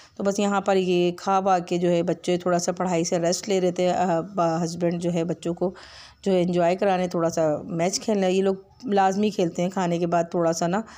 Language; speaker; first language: Urdu; native; Urdu